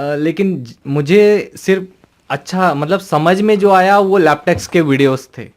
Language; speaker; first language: Hindi; non-native, local second language; Urdu